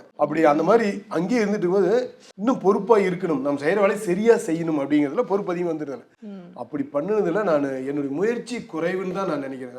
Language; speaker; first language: Tamil; native; Tamil